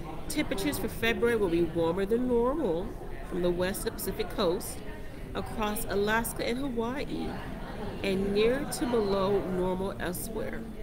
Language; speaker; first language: English; native; English